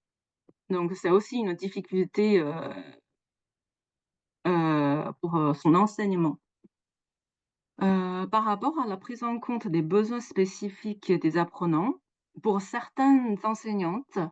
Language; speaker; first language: French; non-native, fluent; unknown